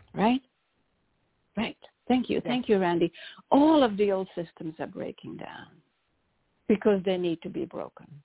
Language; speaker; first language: English; non-native, fluent; French